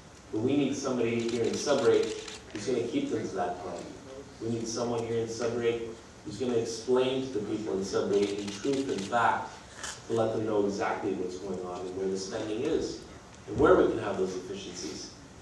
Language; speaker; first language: English; early bilingual, other home language; French